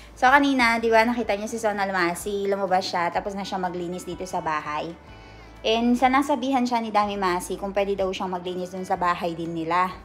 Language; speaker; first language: Filipino; native; Filipino